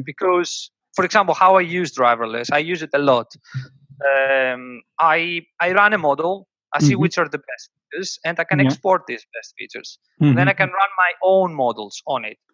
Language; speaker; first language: English; non-native, fluent; Greek